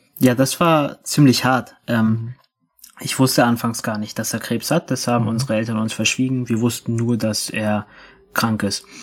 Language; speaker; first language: German; native; German